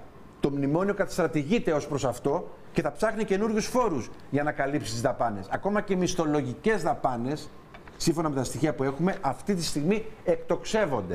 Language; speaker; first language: Greek; native; Greek